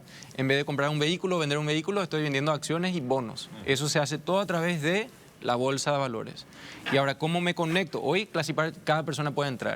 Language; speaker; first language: Spanish; native; Spanish